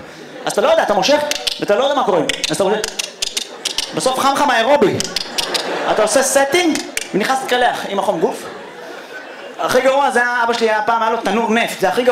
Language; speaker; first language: Hebrew; native; Hebrew